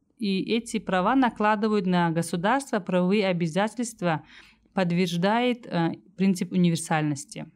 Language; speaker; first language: Russian; non-native, local second language; Tajik